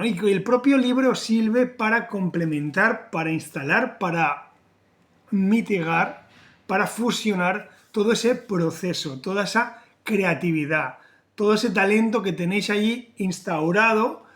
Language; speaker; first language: Spanish; native; Spanish